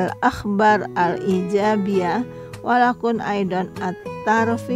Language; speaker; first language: Arabic; non-native, fluent; Indonesian